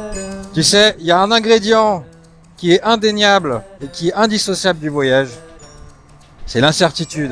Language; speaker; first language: French; native; French